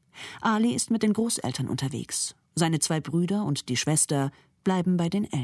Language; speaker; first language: German; native; German